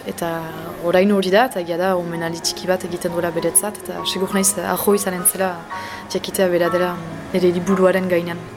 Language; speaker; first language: Basque; non-native, local second language; French